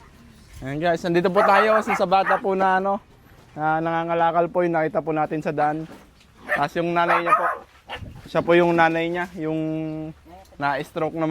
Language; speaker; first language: Filipino; native; Filipino